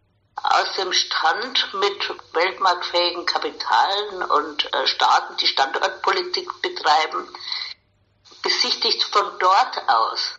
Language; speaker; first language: German; native; German